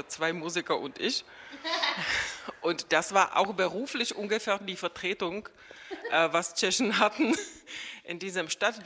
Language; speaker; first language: German; non-native, fluent; Czech